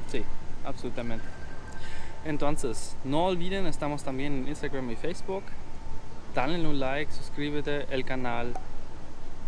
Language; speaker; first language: Spanish; non-native, learner; German